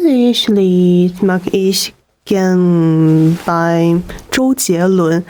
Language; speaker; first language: German; non-native, learner; Chinese